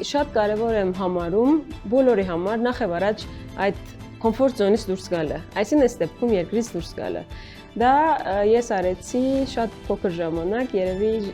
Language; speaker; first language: Armenian; native; Armenian